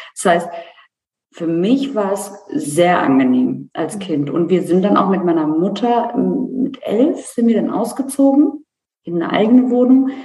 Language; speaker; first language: German; early bilingual, other home language; Turkish